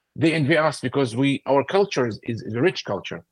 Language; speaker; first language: English; non-native, fluent; Arabic